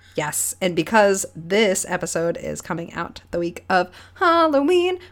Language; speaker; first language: English; native; English